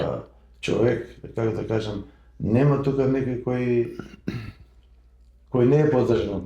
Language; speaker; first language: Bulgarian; non-native, learner; Macedonian